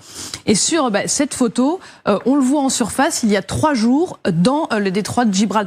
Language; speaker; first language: French; native; French